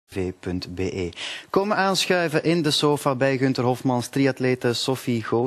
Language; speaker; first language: Dutch; native; Dutch